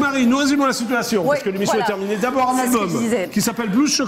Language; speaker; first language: French; native; French